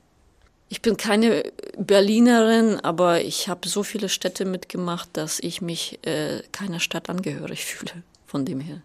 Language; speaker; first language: German; native; German